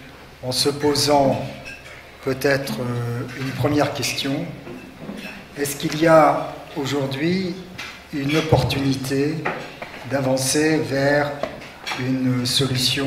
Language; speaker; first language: French; native; French